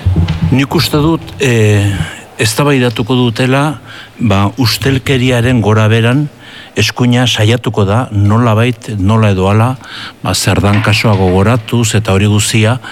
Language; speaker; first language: Basque; native; Basque